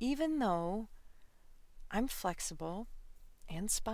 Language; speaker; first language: English; native; English